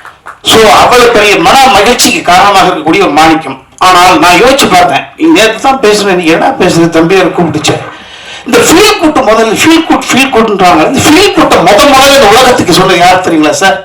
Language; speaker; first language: Tamil; native; Tamil